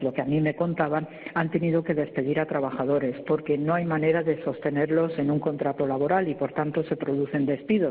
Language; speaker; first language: Spanish; native; Spanish